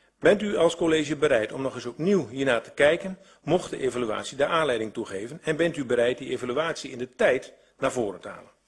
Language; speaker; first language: Dutch; native; Dutch